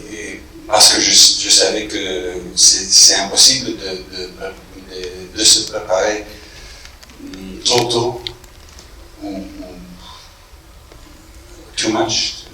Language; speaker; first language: French; non-native, fluent; English